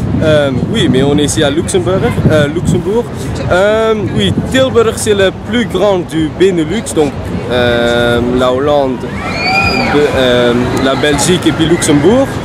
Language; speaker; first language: French; non-native, learner; Dutch